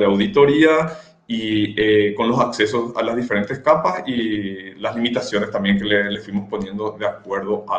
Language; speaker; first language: Spanish; native; Spanish